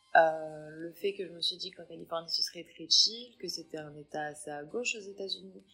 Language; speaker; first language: French; non-native, local second language; Arabic